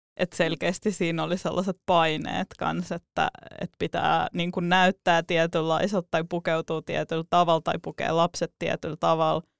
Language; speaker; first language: Finnish; early bilingual, other home language; Russian